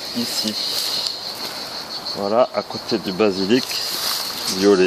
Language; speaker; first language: French; native; French